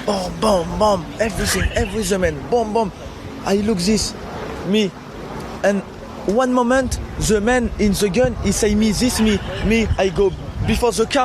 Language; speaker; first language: English; non-native, learner; French